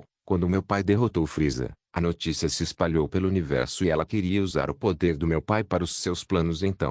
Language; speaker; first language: Portuguese; native; Portuguese